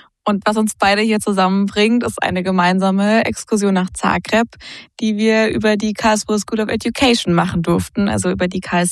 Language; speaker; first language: German; native; German